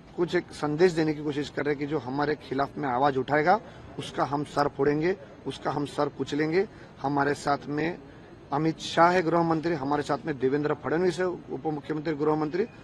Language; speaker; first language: Hindi; non-native, local second language; Marathi